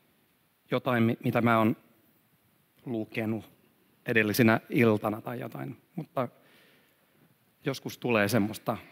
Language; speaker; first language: Finnish; non-native, fluent; Swedish